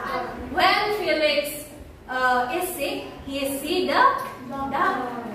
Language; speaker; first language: English; non-native, fluent; Indonesian